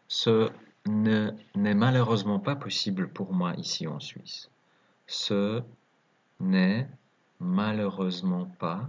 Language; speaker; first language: French; native; French